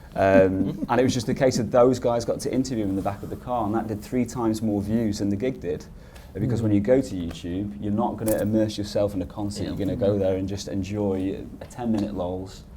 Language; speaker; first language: English; native; English